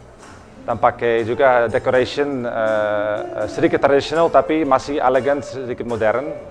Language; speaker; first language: Indonesian; non-native, learner; Dutch